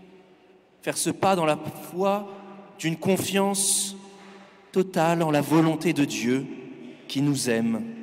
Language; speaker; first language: French; native; French